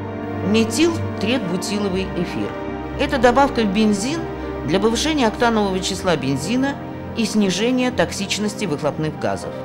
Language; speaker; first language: Russian; native; Russian